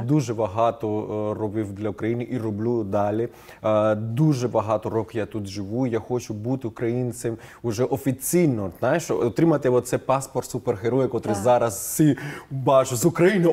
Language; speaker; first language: Ukrainian; non-native, fluent; Spanish